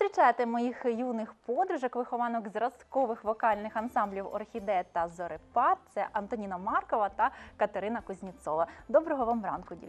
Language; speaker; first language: Ukrainian; native; Ukrainian